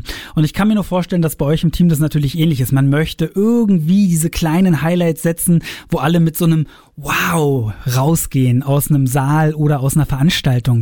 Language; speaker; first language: German; native; German